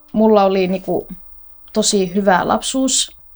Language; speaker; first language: Finnish; non-native, fluent; Somali